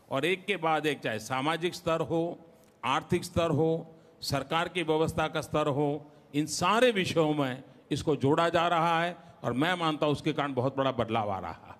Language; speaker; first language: Hindi; non-native, local second language; Gujarati